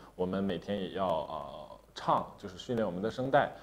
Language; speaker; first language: Chinese; native; Chinese